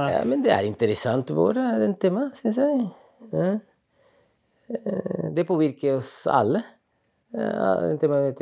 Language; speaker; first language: Norwegian; non-native, fluent; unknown